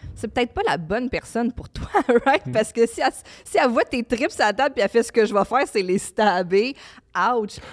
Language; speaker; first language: French; native; French